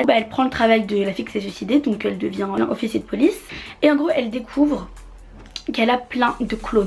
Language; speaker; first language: French; native; French